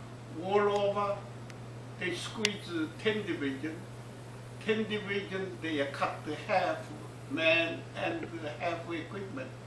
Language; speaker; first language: English; non-native, learner; Korean